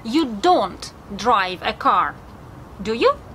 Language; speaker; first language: English; non-native, fluent; Russian